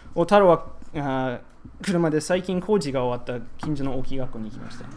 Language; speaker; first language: Japanese; non-native, fluent; English